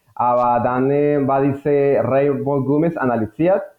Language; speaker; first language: German; non-native, fluent; Spanish